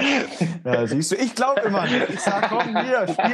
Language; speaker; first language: German; native; German